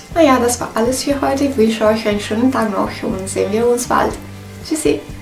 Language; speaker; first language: German; non-native, learner; Italian